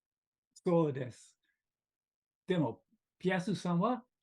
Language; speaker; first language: Japanese; non-native, learner; English